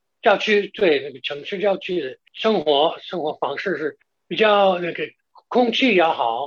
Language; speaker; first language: Chinese; non-native, fluent; English